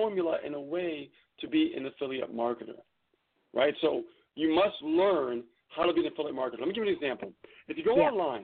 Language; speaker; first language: English; native; English